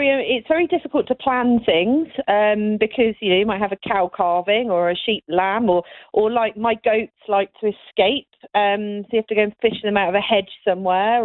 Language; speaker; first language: English; native; English